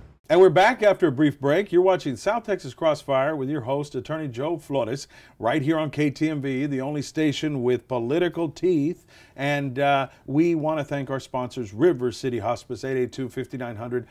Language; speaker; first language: English; native; English